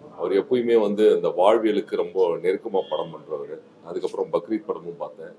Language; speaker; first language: Tamil; native; Tamil